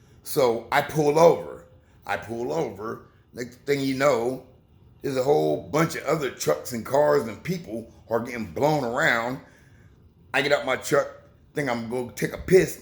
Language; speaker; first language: English; native; English